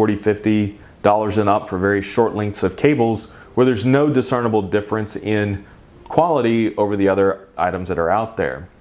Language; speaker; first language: English; native; English